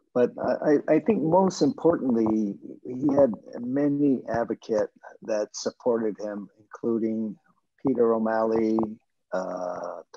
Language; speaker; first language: English; non-native, fluent; Japanese